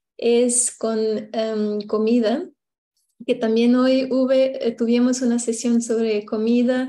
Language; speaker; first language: Spanish; non-native, fluent; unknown